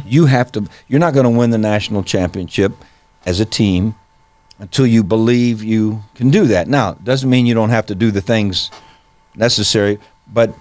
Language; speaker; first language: English; native; English